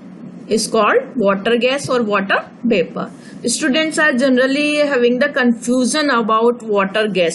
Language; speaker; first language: English; non-native, local second language; Hindi